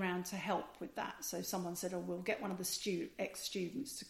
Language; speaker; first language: English; native; English